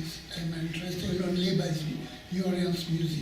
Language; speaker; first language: English; non-native, learner; French